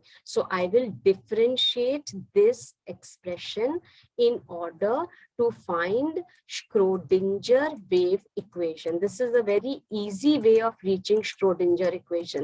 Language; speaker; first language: English; non-native, local second language; Hindi